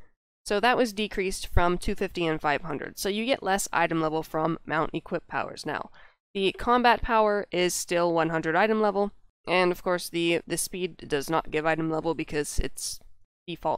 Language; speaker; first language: English; native; English